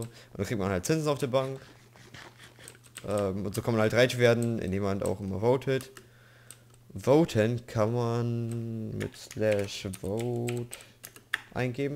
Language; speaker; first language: German; native; German